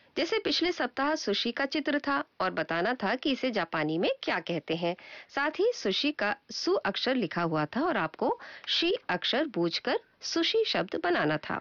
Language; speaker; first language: Hindi; non-native, fluent; Japanese